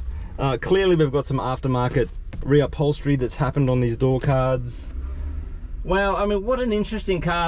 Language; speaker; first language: English; native; English